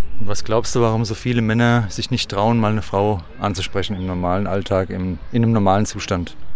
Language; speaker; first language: German; native; German